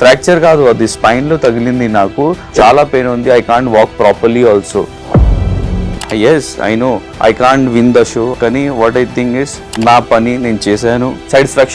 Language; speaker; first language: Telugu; non-native, learner; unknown